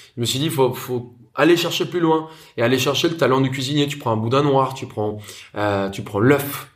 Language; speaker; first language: French; non-native, fluent; Spanish